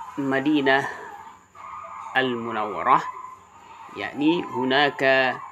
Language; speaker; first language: Arabic; non-native, fluent; Indonesian